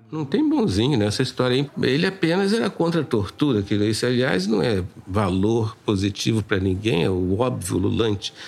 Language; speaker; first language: Portuguese; native; Portuguese